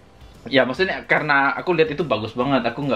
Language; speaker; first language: Indonesian; native; Indonesian